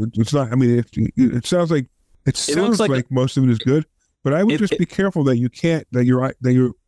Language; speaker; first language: English; native; English